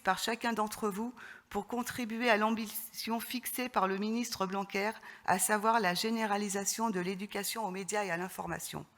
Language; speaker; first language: French; native; French